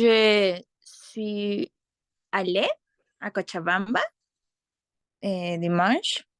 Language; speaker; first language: French; non-native, learner; Spanish